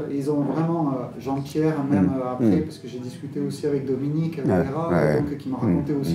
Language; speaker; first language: French; native; French